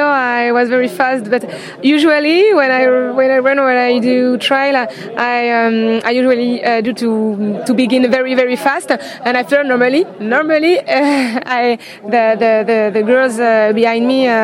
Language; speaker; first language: English; non-native, learner; French